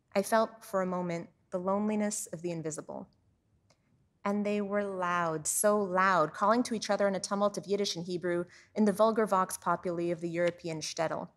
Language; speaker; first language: English; native; English